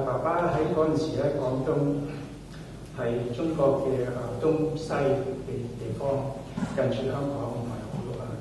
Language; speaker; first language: Cantonese; early bilingual, heritage; Cantonese